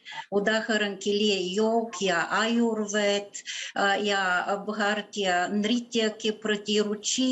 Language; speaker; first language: Hindi; non-native, fluent; Bulgarian